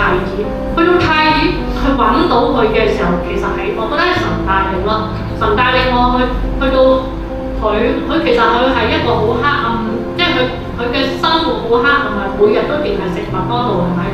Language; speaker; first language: Cantonese; native; Cantonese